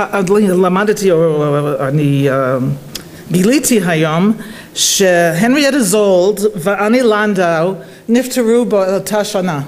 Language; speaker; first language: Hebrew; non-native, fluent; English